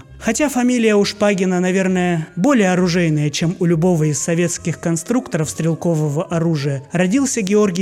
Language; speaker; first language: Russian; native; Russian